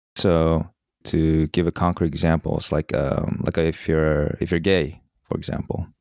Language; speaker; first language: English; early bilingual, other home language; Korean